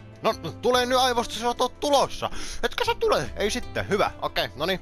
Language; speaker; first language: Finnish; native; Finnish